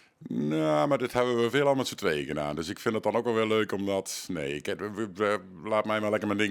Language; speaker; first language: Dutch; native; Dutch